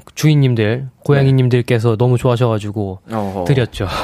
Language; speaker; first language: Korean; native; Korean